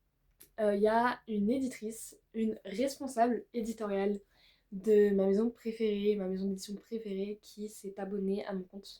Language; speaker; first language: French; native; French